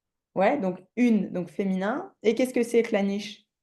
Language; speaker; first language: French; native; French